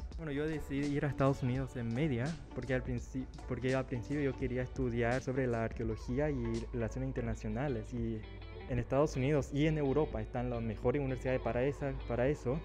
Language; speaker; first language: Spanish; early bilingual, other home language; Chinese